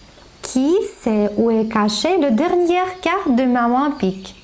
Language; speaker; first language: French; non-native, learner; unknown